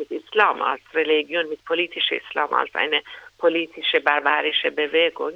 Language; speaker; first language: German; non-native, fluent; Persian